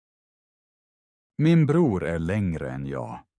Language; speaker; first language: Swedish; non-native, fluent; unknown